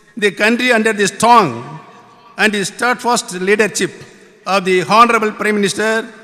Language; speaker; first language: English; non-native, local second language; Tamil